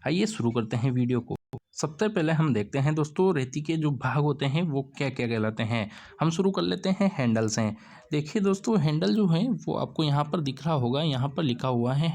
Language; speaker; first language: Hindi; native; Hindi